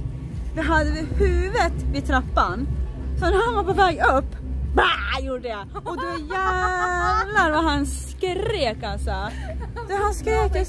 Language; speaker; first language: Swedish; native; Swedish